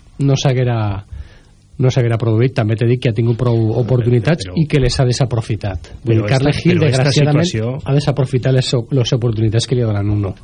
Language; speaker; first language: Catalan; native; Catalan